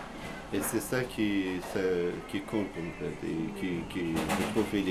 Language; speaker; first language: French; non-native, learner; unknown